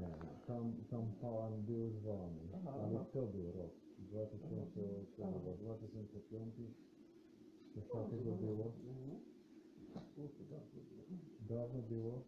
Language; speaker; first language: Polish; non-native, learner; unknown